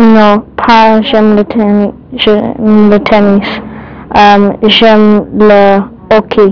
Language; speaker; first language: French; non-native, learner; English